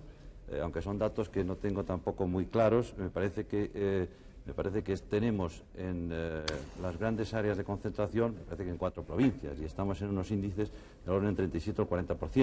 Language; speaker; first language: Spanish; native; Spanish